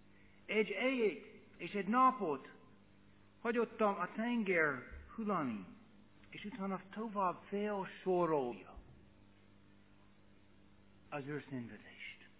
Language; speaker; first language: Hungarian; non-native, fluent; English